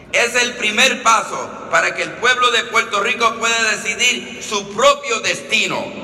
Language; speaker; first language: Spanish; early bilingual, other home language; English